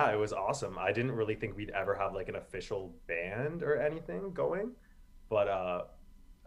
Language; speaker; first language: English; native; English